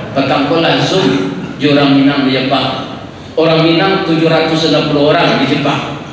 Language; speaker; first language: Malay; non-native, local second language; Minangkabau